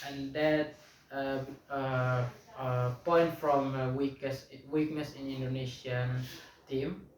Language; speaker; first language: English; non-native, learner; Indonesian